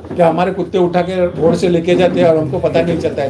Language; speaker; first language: Hindi; non-native, local second language; Marathi